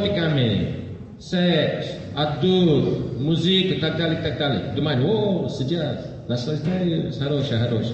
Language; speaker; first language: Russian; non-native, fluent; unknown